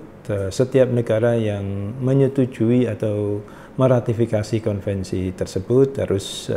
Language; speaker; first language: Indonesian; native; Indonesian